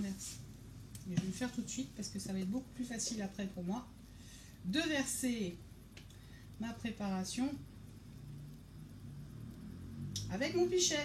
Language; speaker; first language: French; native; French